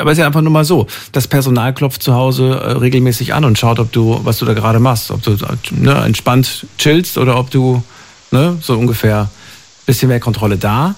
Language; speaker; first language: German; native; German